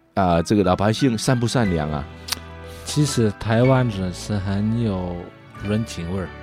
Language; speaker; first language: Chinese; non-native, fluent; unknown